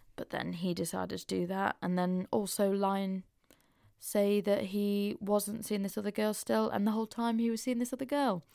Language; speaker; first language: English; native; English